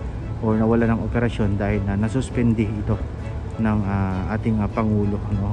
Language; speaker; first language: Filipino; native; Filipino